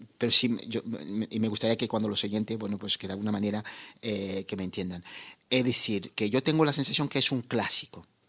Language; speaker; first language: Spanish; non-native, fluent; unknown